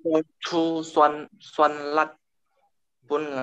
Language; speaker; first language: Chinese; non-native, learner; Indonesian